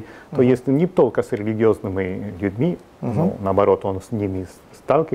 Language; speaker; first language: Russian; non-native, fluent; Italian